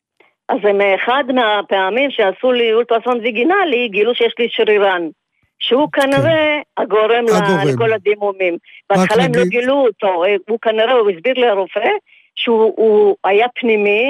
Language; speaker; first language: Hebrew; non-native, fluent; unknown